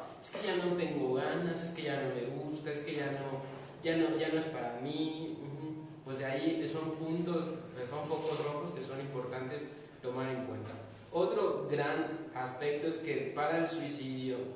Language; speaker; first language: Spanish; native; Spanish